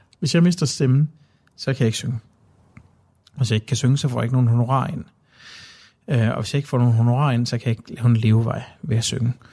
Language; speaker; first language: Danish; native; Danish